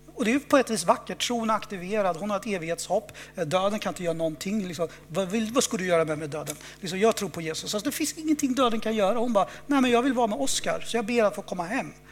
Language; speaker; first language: Swedish; native; Swedish